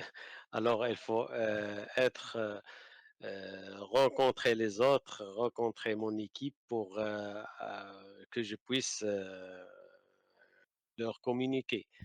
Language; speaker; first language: French; non-native, learner; Arabic